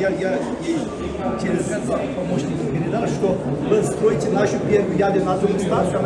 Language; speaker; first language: Russian; non-native, fluent; Turkish